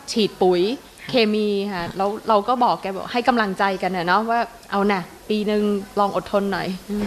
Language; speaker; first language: Thai; native; Thai